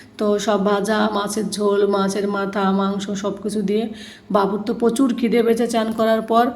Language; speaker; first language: Bangla; native; Bangla